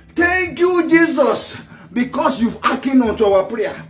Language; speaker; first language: English; non-native, local second language; Yoruba